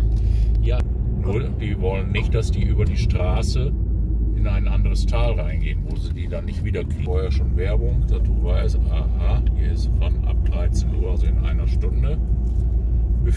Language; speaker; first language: German; native; German